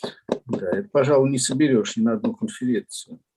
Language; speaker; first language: Russian; native; Russian